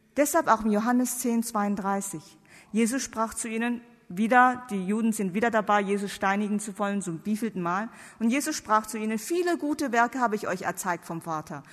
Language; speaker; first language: German; non-native, fluent; Korean